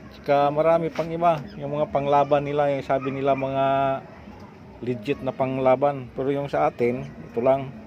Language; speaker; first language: Filipino; non-native, local second language; Cebuano